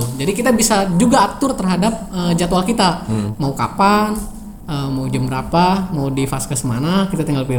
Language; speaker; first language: Indonesian; native; Indonesian